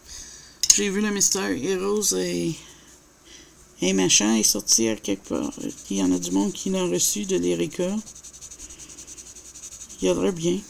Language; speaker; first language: French; native; French